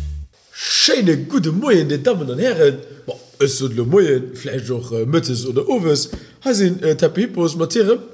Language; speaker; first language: German; native; German